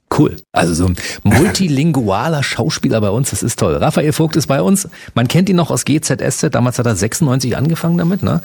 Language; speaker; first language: German; native; German